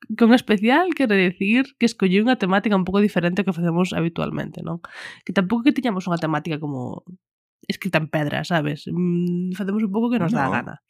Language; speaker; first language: Galician; non-native, local second language; Spanish